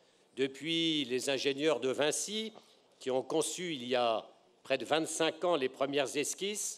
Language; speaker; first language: French; native; French